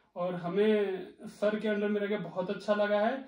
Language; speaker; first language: Hindi; native; Hindi